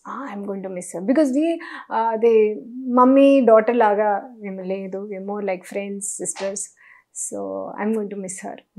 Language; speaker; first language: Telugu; non-native, learner; Hindi